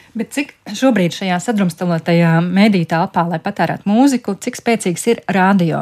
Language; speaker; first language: Latvian; native; Latvian